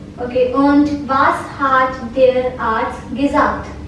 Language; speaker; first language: German; non-native, fluent; Hindi